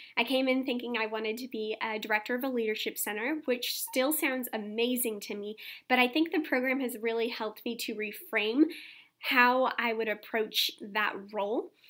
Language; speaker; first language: English; native; English